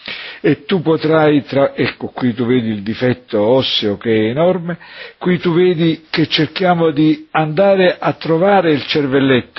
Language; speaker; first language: Italian; native; Italian